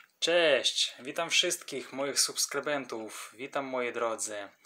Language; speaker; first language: Polish; non-native, learner; Russian